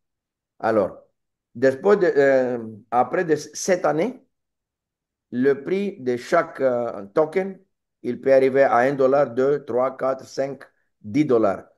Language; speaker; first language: French; non-native, learner; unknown